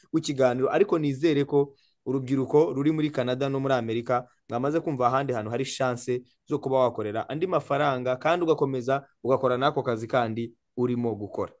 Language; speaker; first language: Kinyarwanda; native; Kinyarwanda